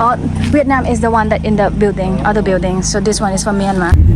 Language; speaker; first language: English; non-native, fluent; Thai